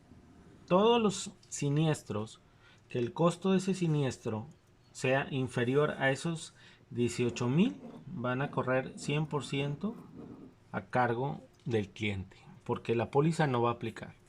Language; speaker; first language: Spanish; native; Spanish